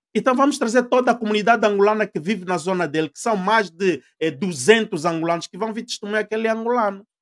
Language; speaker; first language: Portuguese; native; Portuguese